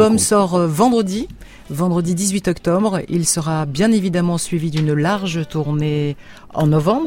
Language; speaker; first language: French; native; French